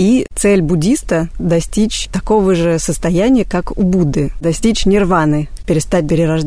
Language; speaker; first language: Russian; native; Russian